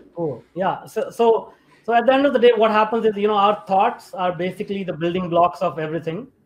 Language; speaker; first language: English; non-native, local second language; Hindi